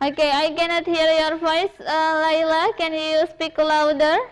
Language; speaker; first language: English; non-native, fluent; Indonesian